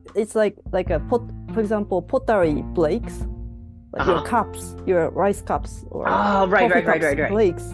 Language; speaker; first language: English; non-native, learner; Japanese